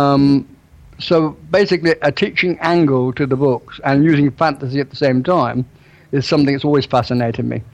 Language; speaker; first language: English; native; English